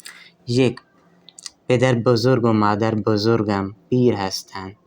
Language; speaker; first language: Persian; non-native, fluent; Urdu